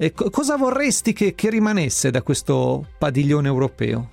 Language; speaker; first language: Italian; native; Italian